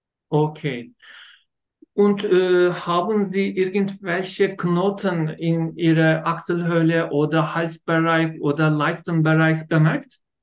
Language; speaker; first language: German; non-native, learner; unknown